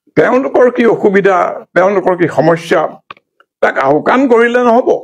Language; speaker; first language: Assamese; native; Assamese